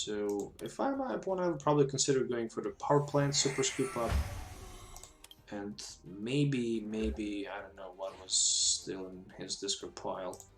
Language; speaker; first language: English; non-native, fluent; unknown